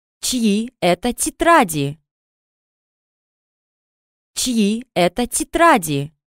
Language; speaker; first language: Russian; non-native, learner; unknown